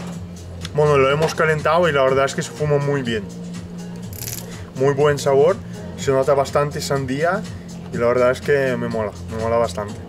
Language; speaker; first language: Spanish; native; Spanish